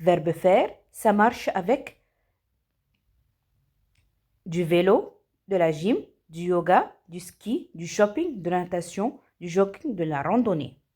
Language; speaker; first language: French; non-native, fluent; Arabic